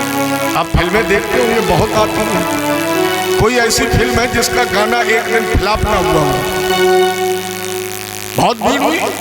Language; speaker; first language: Hindi; native; Hindi